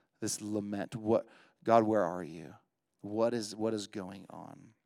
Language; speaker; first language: English; native; English